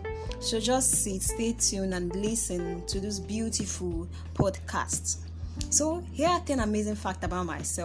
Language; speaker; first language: English; non-native, local second language; Igbo